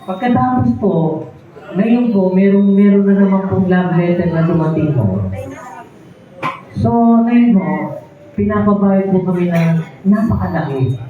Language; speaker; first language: Filipino; native; Filipino